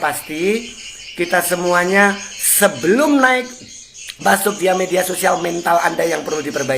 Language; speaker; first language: Indonesian; native; Indonesian